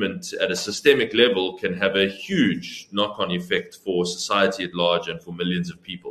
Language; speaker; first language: English; native; English